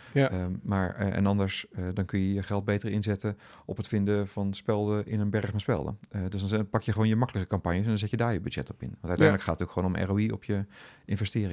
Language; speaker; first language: Dutch; native; Dutch